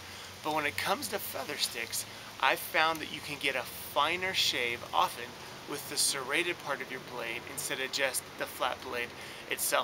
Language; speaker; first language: English; native; English